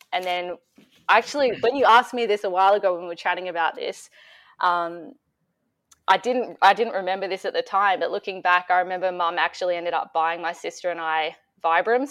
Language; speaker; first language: English; native; English